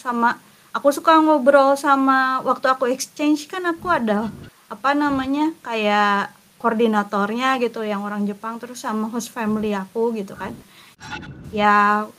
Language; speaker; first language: Indonesian; native; Indonesian